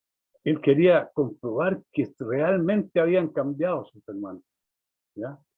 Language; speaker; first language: Spanish; native; Spanish